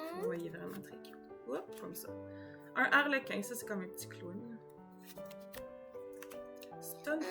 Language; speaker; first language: French; native; French